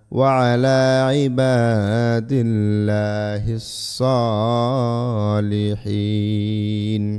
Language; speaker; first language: Arabic; non-native, learner; Bangla